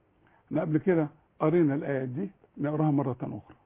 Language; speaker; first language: Arabic; native; Arabic